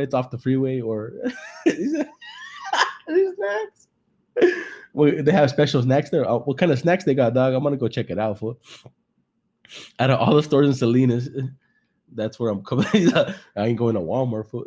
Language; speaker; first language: English; early bilingual, other home language; Spanish